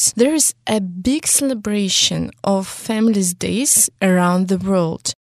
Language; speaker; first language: English; non-native, fluent; Russian